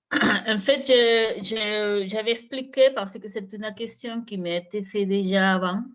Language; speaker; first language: French; non-native, fluent; Spanish